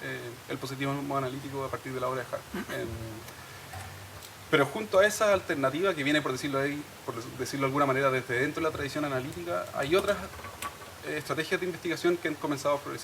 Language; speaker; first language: Spanish; native; Spanish